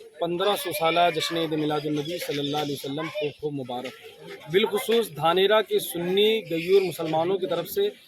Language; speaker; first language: Urdu; non-native, local second language; Gujarati